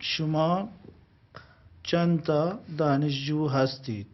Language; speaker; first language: Persian; non-native, learner; Urdu